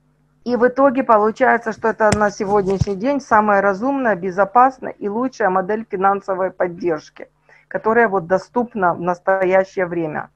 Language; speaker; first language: Russian; native; Russian